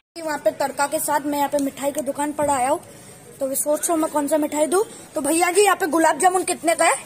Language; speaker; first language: Hindi; non-native, local second language; Bangla